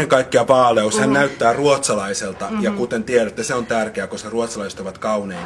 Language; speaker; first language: Finnish; native; Finnish